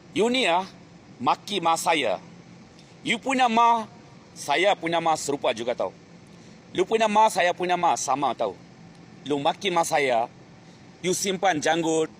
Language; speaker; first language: Malay; non-native, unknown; Bangla